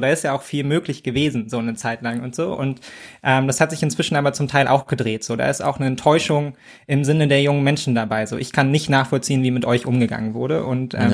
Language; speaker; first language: German; native; German